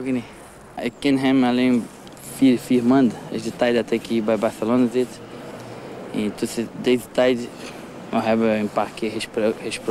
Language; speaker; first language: Dutch; non-native, learner; Portuguese